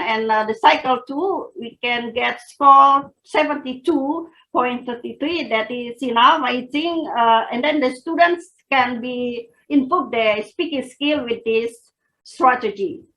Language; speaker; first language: English; non-native, fluent; Indonesian